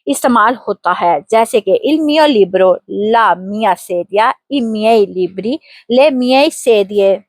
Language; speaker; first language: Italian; non-native, fluent; Urdu